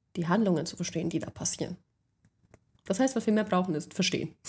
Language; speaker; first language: German; native; German